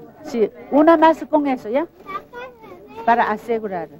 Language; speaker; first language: Spanish; non-native, learner; Korean